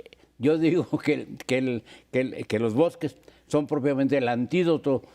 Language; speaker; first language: Spanish; native; Spanish